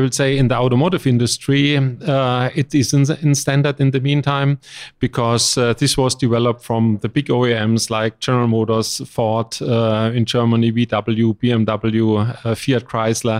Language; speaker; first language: English; non-native, fluent; German